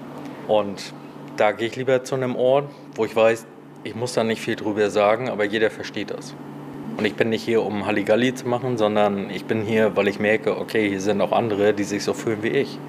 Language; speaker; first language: German; native; German